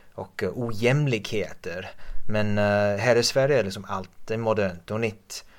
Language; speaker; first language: Swedish; non-native, fluent; English